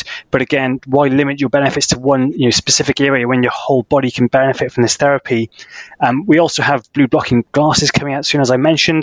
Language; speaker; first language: English; native; English